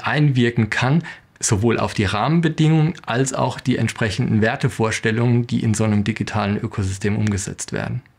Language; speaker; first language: German; native; German